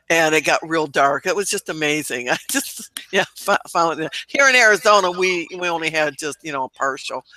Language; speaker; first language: English; native; English